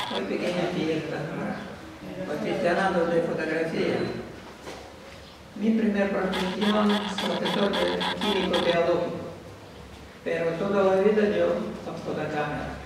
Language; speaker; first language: Spanish; non-native, learner; Russian